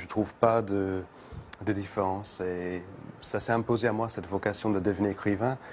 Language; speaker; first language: French; non-native, fluent; English